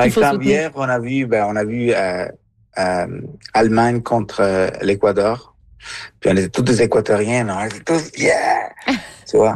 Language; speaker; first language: French; non-native, fluent; Spanish